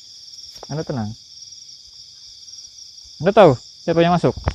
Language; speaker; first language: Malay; non-native, local second language; Javanese